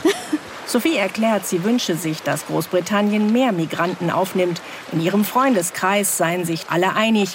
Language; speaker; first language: German; native; German